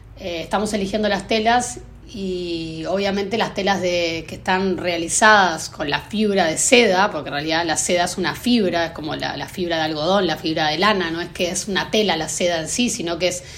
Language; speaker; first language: Spanish; native; Spanish